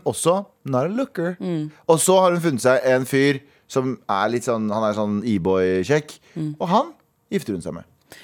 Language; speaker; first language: Norwegian; early bilingual, other home language; Kurdish